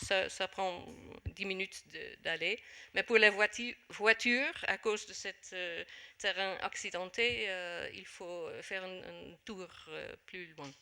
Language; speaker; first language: French; non-native, fluent; Dutch